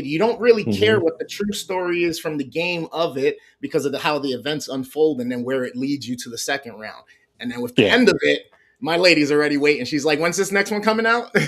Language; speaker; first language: English; native; English